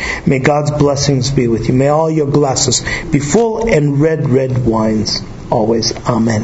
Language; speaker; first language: English; native; English